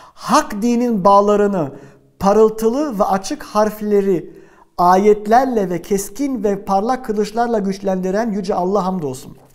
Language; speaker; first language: Turkish; early bilingual, heritage; Turkish